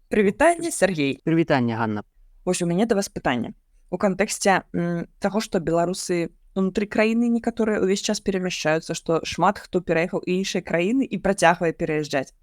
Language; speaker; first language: Belarusian; non-native, local second language; Russian